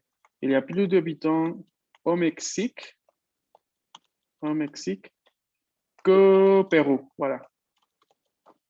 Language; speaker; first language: French; non-native, fluent; Spanish